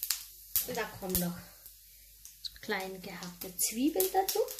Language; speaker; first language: German; non-native, learner; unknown